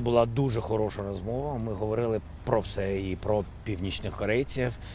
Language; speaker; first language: Ukrainian; non-native, local second language; Russian